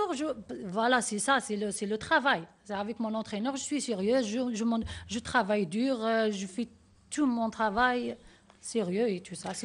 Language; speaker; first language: French; non-native, learner; Arabic